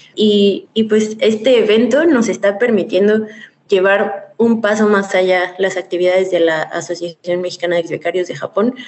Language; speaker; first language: Spanish; native; Spanish